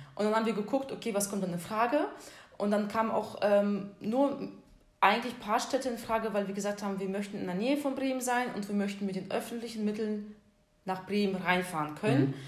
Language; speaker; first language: German; non-native, fluent; Russian